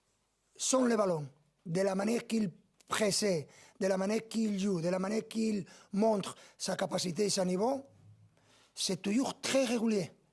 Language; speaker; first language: French; non-native, fluent; Spanish